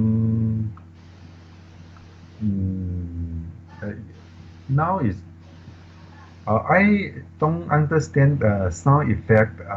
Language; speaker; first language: English; non-native, learner; Chinese